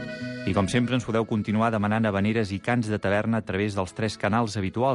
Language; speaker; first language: Catalan; native; Catalan